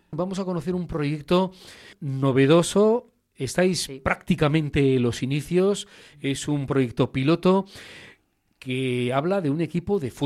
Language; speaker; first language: Spanish; native; Spanish